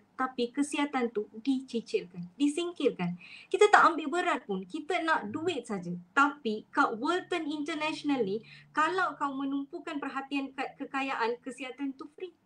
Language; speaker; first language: Malay; non-native, local second language; Tamil